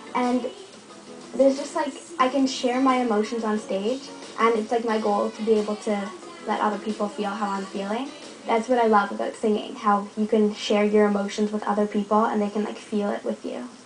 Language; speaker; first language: English; native; English